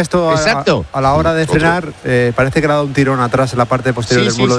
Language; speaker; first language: Spanish; native; Spanish